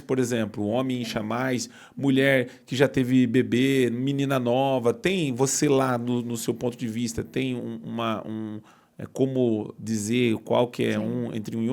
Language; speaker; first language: Portuguese; native; Portuguese